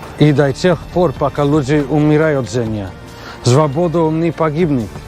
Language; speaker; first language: Russian; non-native, learner; English